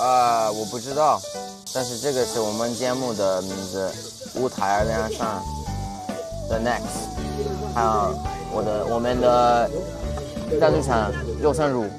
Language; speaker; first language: Chinese; non-native, learner; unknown